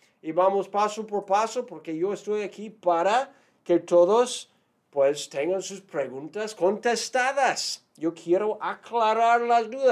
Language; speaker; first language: Spanish; non-native, fluent; English